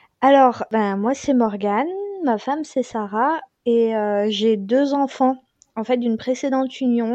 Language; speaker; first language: French; native; French